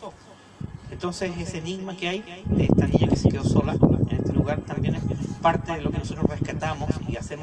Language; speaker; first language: Spanish; native; Spanish